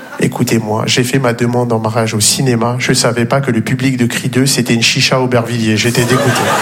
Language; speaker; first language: French; native; French